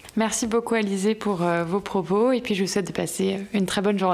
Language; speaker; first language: French; native; French